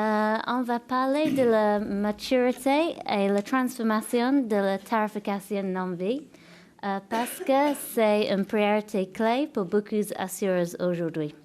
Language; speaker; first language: French; non-native, fluent; English